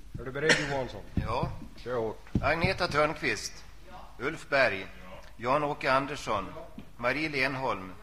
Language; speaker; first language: Swedish; native; Swedish